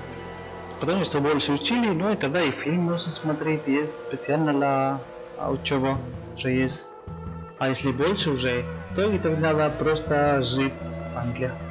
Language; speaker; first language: Russian; non-native, learner; Spanish